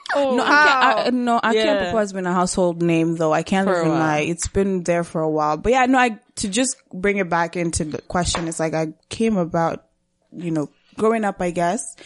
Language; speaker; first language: English; non-native, local second language; Kinyarwanda